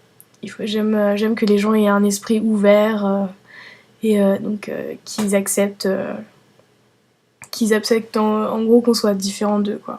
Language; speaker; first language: French; early bilingual, other home language; Vietnamese